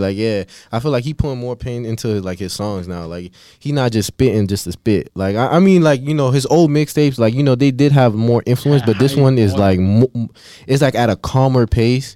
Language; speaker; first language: English; native; English